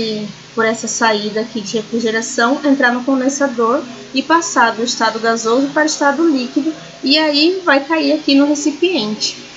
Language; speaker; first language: Portuguese; native; Portuguese